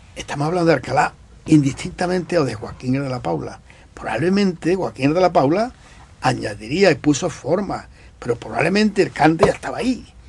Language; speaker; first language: Spanish; native; Spanish